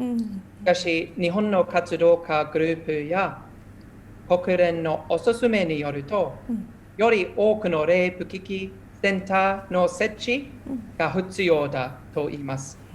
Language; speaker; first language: Japanese; non-native, fluent; English